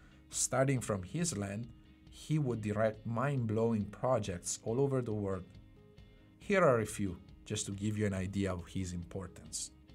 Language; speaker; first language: English; non-native, fluent; Italian